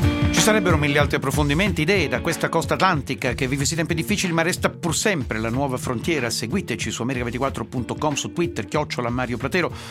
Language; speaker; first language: Italian; native; Italian